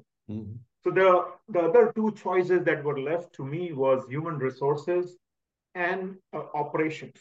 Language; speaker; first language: English; non-native, local second language; Hindi